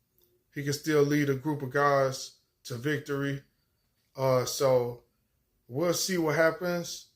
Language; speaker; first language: English; native; English